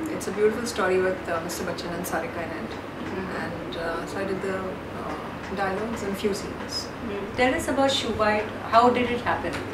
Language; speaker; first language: English; non-native, local second language; Hindi